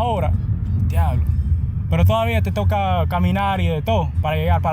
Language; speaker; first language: Spanish; non-native, learner; English